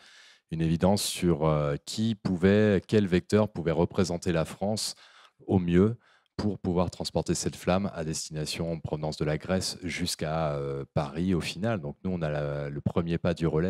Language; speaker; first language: French; native; French